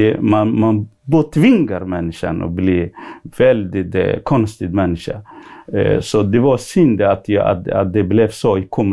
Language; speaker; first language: Swedish; non-native, fluent; Somali